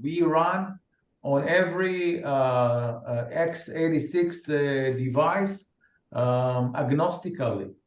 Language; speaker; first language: English; non-native, fluent; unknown